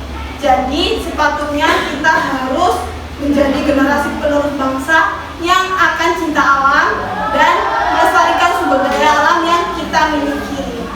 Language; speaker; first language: Indonesian; native; Indonesian